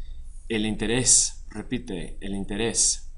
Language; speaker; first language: Spanish; non-native, fluent; English